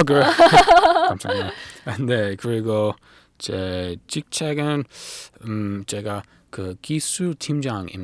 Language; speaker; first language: Korean; non-native, learner; English